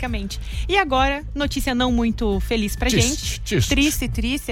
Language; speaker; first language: Portuguese; native; Portuguese